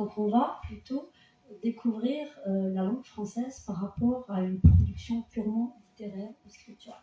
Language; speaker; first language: French; non-native, local second language; Arabic